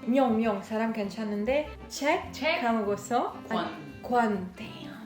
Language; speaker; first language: Korean; non-native, learner; French